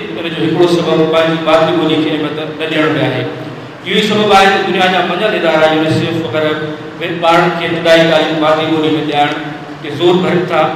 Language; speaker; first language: Sindhi; native; Sindhi